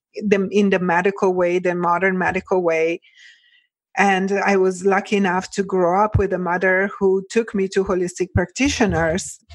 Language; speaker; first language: English; early bilingual, other home language; Italian